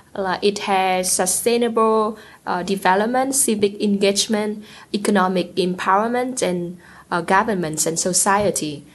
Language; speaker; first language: English; non-native, learner; Vietnamese